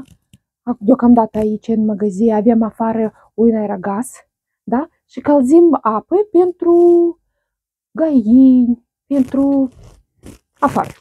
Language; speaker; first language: Romanian; non-native, learner; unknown